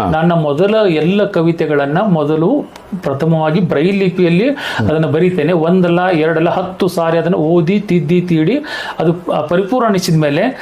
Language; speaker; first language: Kannada; native; Kannada